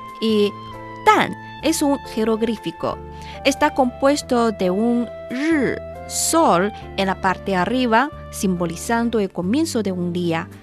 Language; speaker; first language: Spanish; non-native, fluent; Chinese